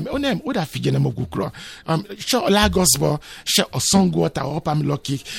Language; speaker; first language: Hungarian; non-native, fluent; Yoruba